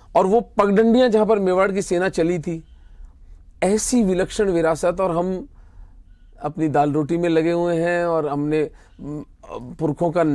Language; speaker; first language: Hindi; native; Hindi